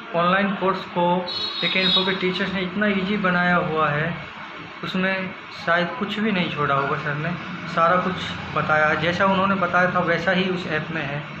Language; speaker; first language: Hindi; native; Hindi